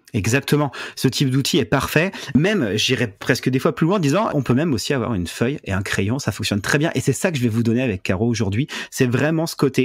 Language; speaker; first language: French; native; French